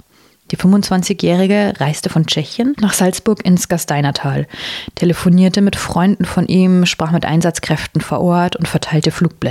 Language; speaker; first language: German; native; German